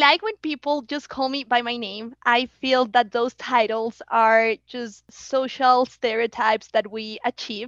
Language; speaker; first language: English; non-native, fluent; Spanish